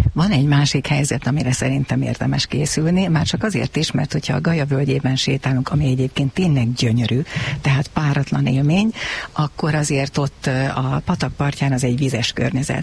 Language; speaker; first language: Hungarian; native; Hungarian